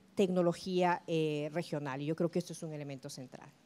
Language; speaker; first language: Spanish; native; Spanish